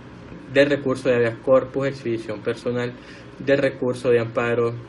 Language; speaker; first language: Spanish; native; Spanish